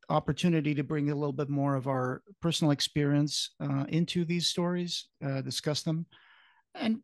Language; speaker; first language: English; non-native, fluent; Portuguese